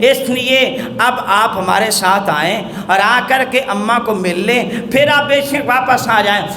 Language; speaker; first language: Urdu; non-native, local second language; Punjabi